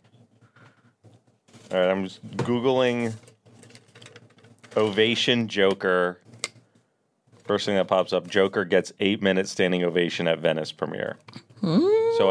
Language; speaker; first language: English; native; English